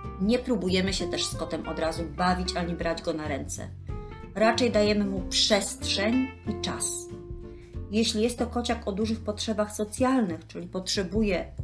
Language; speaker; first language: Polish; native; Polish